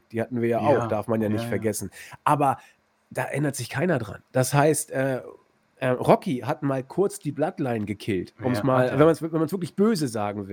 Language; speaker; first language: German; native; German